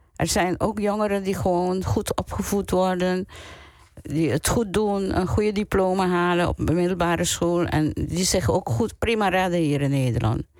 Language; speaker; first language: Dutch; non-native, local second language; Papiamento